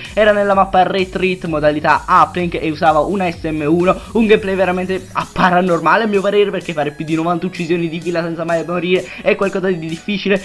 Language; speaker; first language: Italian; native; Italian